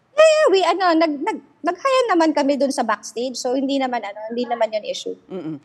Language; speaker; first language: Filipino; native; Filipino